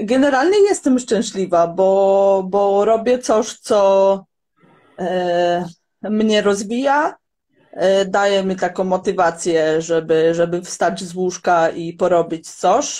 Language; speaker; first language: Polish; non-native, fluent; Croatian